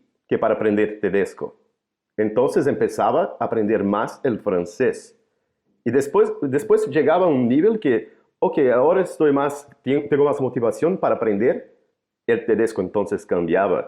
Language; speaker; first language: Spanish; non-native, fluent; Portuguese